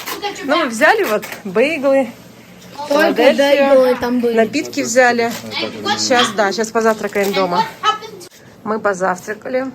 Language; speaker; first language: Russian; native; Russian